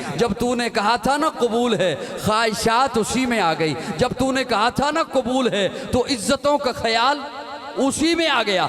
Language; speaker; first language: Urdu; non-native, local second language; Punjabi